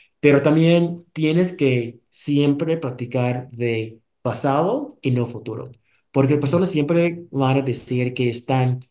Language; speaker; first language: Spanish; non-native, fluent; English